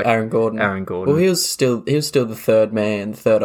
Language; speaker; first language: English; native; English